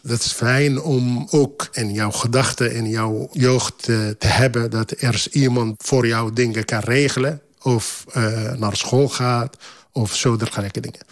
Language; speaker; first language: Dutch; non-native, fluent; Arabic